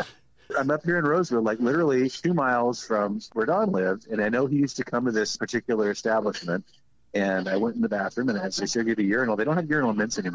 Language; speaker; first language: English; native; English